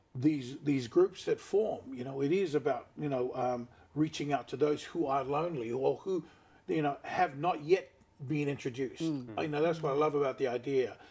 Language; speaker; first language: English; native; English